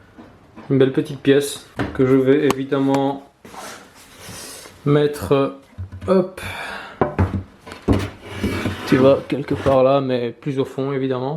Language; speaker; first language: French; native; French